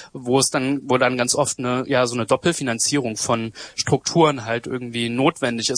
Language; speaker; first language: German; native; German